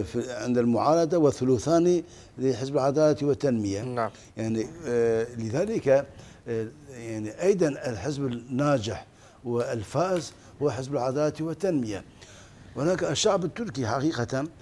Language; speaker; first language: Arabic; non-native, fluent; Turkish